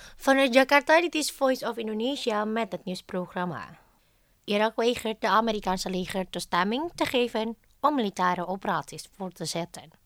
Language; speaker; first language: Dutch; non-native, fluent; Indonesian